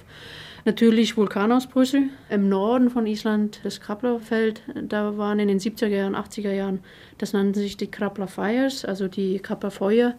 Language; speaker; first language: German; native; German